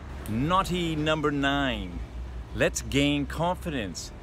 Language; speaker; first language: English; native; English